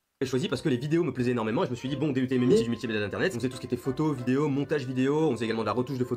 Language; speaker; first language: French; native; French